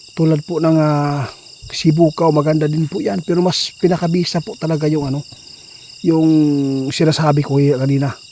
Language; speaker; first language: Filipino; non-native, local second language; Cebuano